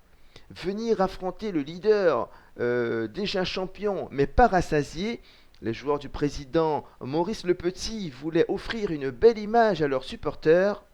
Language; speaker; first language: French; native; French